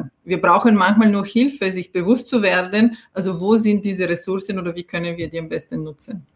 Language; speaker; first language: German; non-native, fluent; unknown